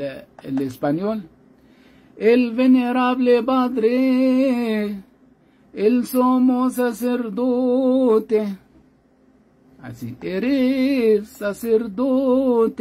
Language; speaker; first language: Spanish; non-native, fluent; Arabic